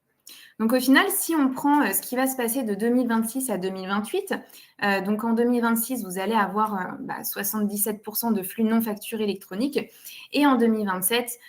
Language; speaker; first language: French; native; French